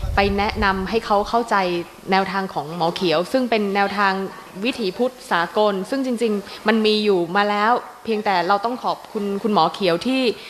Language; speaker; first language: Thai; native; Thai